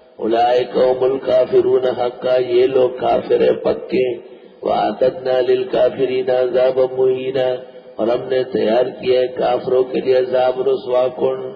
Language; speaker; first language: Urdu; non-native, local second language; Pashto